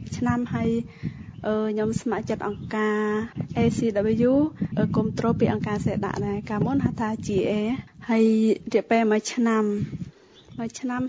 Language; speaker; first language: Khmer; non-native, local second language; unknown